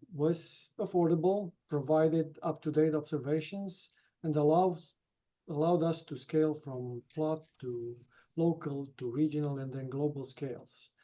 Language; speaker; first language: English; non-native, fluent; Romanian